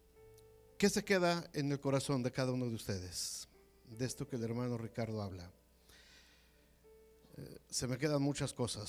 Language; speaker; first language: Spanish; native; Spanish